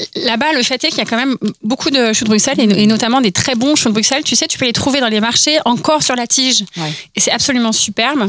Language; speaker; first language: French; native; French